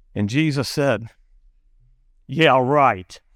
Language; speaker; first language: English; native; English